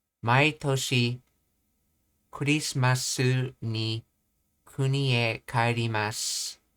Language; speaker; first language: Japanese; non-native, learner; English